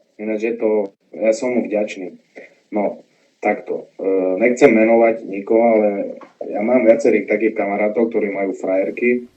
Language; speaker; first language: Slovak; non-native, local second language; Hungarian